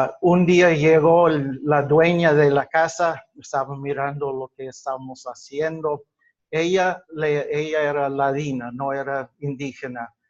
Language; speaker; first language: Spanish; non-native, fluent; English